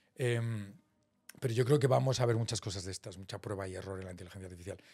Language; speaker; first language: Spanish; native; Spanish